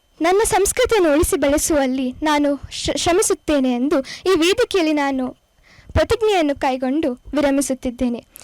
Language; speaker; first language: Kannada; non-native, local second language; Konkani